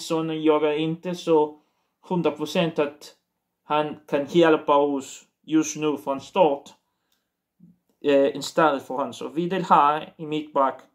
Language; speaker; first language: Swedish; non-native, learner; Portuguese